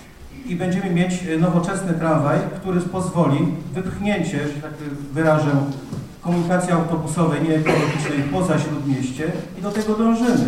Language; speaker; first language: Polish; native; Polish